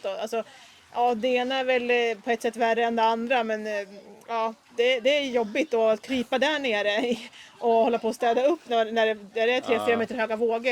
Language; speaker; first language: Swedish; native; Swedish